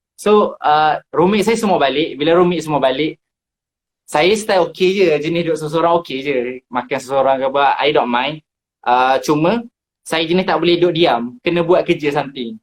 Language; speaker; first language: Malay; native; Malay